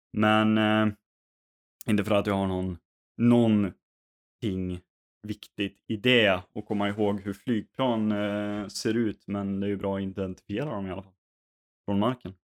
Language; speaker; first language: Swedish; native; Swedish